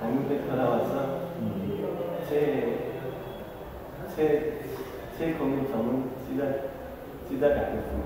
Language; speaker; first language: Korean; non-native, learner; Nepali